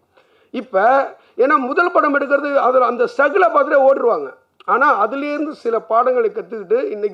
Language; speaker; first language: Tamil; native; Tamil